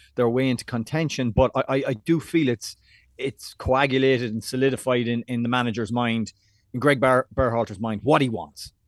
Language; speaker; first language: English; native; English